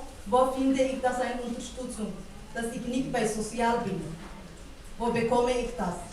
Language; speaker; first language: German; non-native, learner; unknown